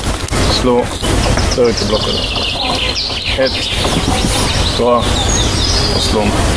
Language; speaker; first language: Swedish; non-native, fluent; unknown